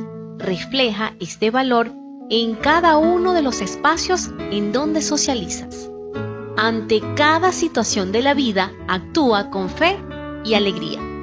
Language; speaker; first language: Spanish; native; Spanish